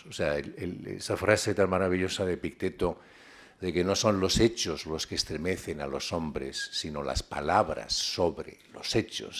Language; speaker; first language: Spanish; native; Spanish